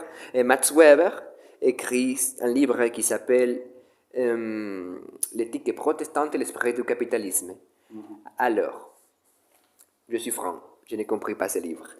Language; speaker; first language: French; non-native, learner; Spanish